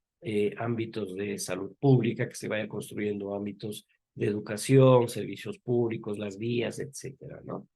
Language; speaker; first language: Spanish; native; Spanish